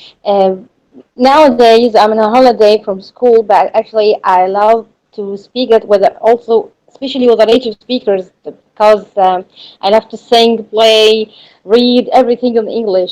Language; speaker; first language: English; non-native, learner; Arabic